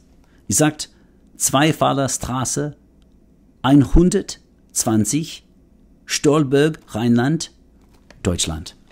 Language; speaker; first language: German; non-native, learner; English